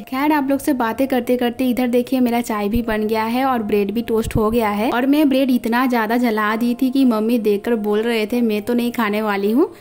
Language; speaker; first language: Hindi; non-native, local second language; Bangla